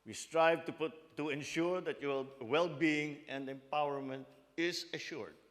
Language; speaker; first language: English; non-native, local second language; Filipino